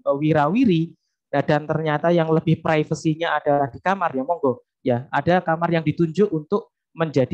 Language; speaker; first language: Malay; non-native, local second language; Javanese